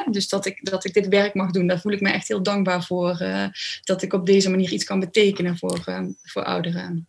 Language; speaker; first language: Dutch; native; Dutch